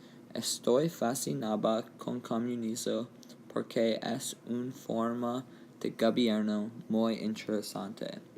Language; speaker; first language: Spanish; non-native, learner; English